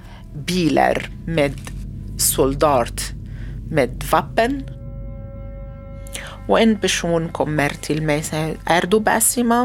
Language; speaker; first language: Swedish; non-native, learner; Arabic